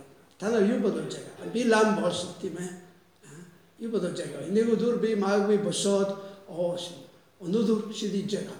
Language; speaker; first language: Mongolian; non-native, fluent; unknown